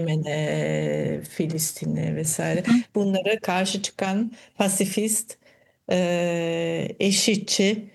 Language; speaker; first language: Turkish; non-native, fluent; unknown